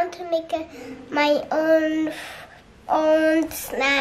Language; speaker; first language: English; early bilingual, other home language; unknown